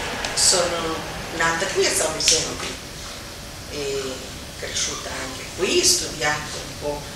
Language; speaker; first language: Italian; non-native, fluent; Kabuverdianu